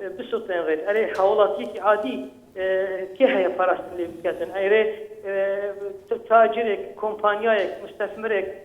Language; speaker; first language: Central Kurdish; non-native, local second language; Kurdish